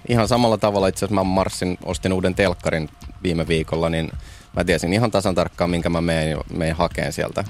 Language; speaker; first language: Finnish; native; Finnish